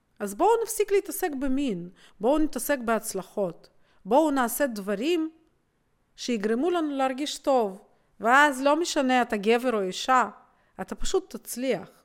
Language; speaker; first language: Hebrew; non-native, fluent; Russian